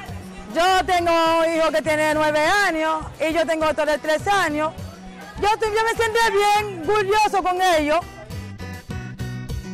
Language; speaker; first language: Spanish; non-native, local second language; Haitian Creole